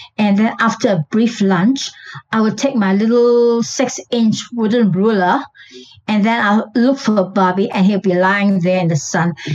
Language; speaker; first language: English; non-native, local second language; Chinese